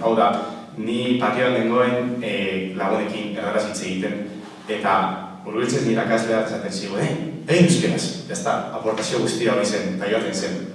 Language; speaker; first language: Basque; non-native, local second language; Spanish